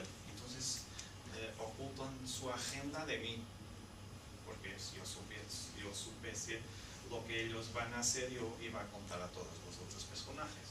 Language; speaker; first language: Spanish; non-native, fluent; Portuguese